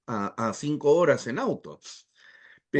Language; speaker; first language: Spanish; native; Spanish